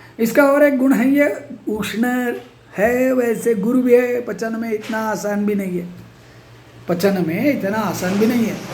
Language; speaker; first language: Hindi; non-native, local second language; Marathi